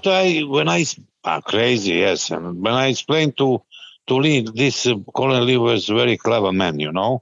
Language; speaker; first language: English; non-native, learner; Serbian